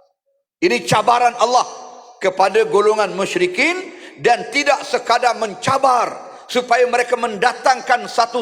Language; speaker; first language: Malay; native; Malay